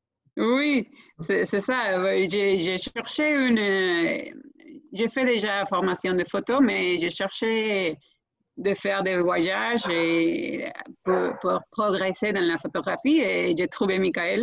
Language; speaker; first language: French; non-native, fluent; Spanish